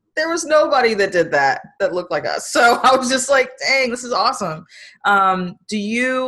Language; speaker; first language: English; native; English